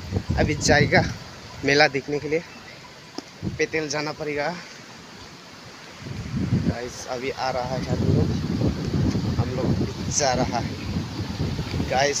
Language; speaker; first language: Hindi; non-native, local second language; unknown